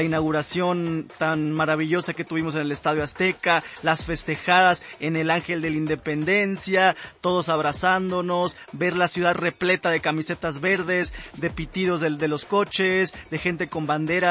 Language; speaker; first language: Spanish; native; Spanish